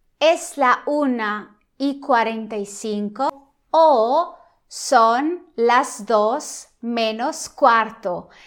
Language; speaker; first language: Spanish; non-native, fluent; Italian